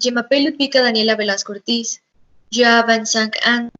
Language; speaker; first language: French; non-native, learner; Spanish